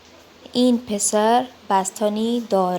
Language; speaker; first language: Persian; non-native, learner; Urdu